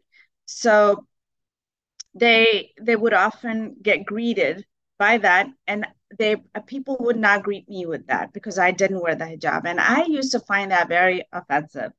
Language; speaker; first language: English; native; English